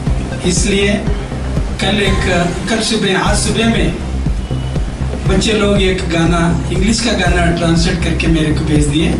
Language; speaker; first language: Hindi; non-native, local second language; Kannada